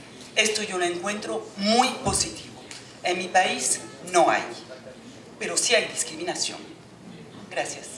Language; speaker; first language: Spanish; non-native, fluent; French